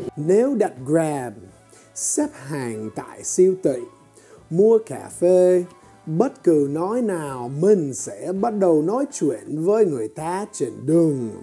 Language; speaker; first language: Vietnamese; non-native, fluent; English